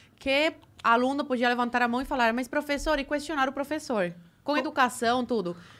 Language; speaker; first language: Portuguese; early bilingual, other home language; Spanish